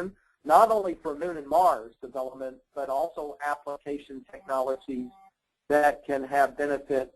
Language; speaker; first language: English; native; English